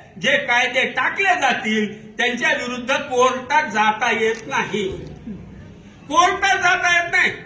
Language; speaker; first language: Marathi; non-native, local second language; Urdu